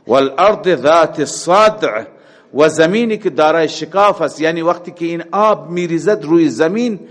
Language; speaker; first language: Persian; native; Persian